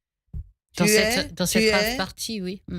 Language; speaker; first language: French; native; French